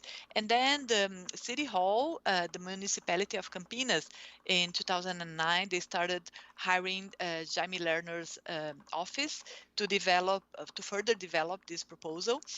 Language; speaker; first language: English; non-native, fluent; Portuguese